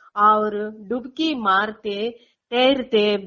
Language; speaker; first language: Hindi; non-native, local second language; Konkani